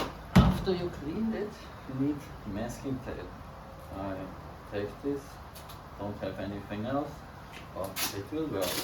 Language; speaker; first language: English; non-native, fluent; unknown